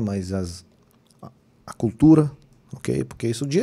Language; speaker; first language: Portuguese; non-native, fluent; Hebrew